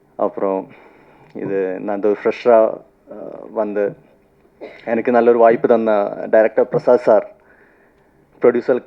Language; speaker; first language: Tamil; non-native, fluent; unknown